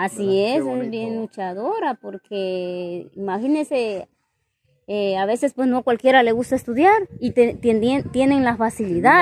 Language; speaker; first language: Spanish; native; Spanish